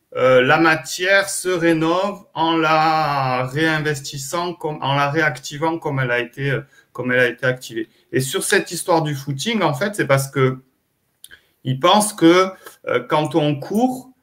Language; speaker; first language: French; native; French